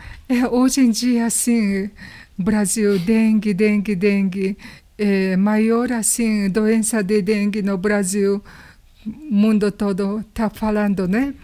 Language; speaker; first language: Portuguese; non-native, learner; Japanese